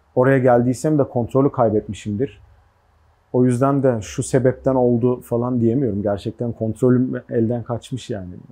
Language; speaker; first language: Turkish; early bilingual, heritage; Turkish